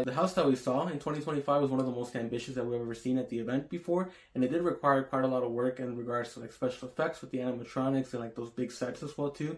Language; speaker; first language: English; native; English